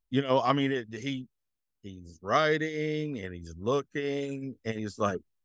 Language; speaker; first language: English; native; English